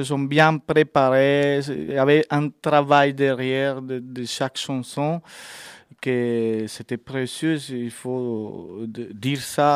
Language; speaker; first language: French; non-native, fluent; Spanish